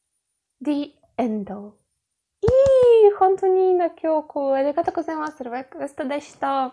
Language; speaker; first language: Japanese; non-native, learner; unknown